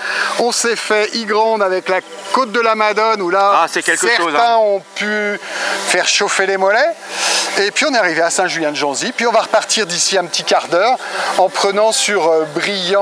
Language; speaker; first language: French; native; French